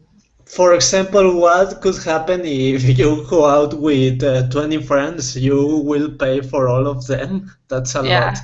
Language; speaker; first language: English; non-native, fluent; Spanish